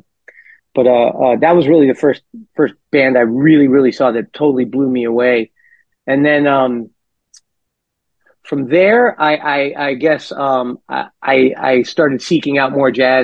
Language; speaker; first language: English; native; English